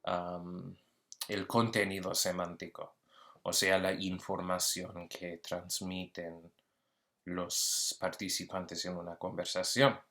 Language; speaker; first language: Spanish; early bilingual, heritage; Spanish